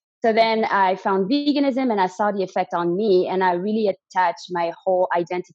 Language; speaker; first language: English; non-native, fluent; French